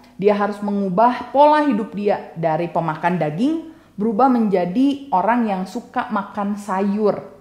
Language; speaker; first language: Indonesian; native; Indonesian